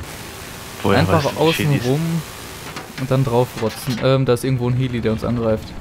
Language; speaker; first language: German; native; German